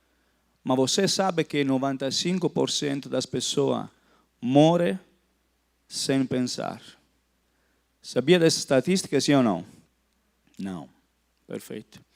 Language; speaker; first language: Portuguese; non-native, fluent; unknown